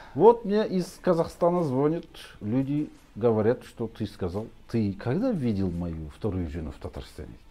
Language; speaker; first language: Russian; non-native, local second language; Kazakh